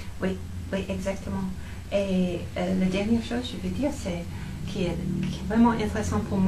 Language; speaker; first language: French; non-native, fluent; English